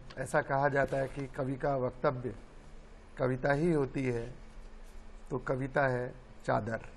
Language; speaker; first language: Hindi; native; Hindi